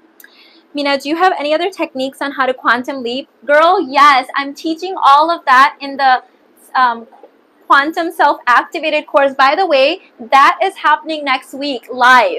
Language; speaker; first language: English; early bilingual, other home language; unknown